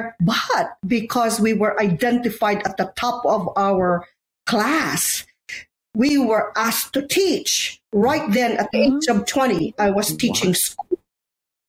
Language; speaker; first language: English; non-native, local second language; Hiligaynon